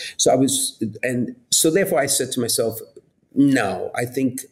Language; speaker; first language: English; native; English